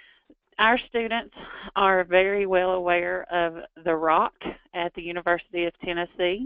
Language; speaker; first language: English; native; English